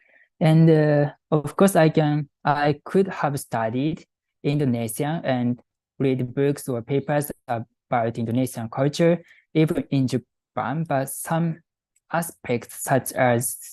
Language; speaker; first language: English; non-native, fluent; Japanese